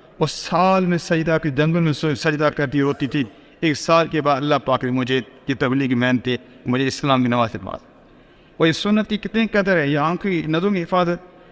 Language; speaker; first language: Urdu; non-native, local second language; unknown